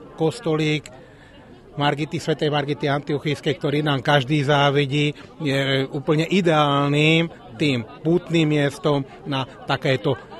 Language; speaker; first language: Slovak; native; Slovak